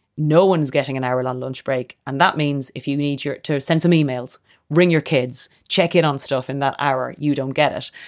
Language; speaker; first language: English; native; English